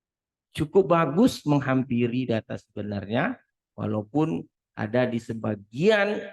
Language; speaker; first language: Indonesian; native; Indonesian